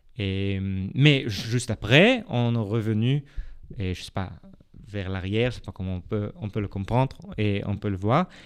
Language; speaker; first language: French; non-native, fluent; Hebrew